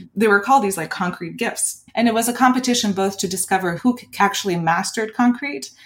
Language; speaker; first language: English; early bilingual, other home language; Lithuanian